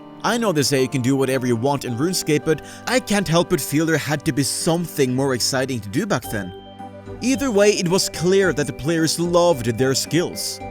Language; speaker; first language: English; native; English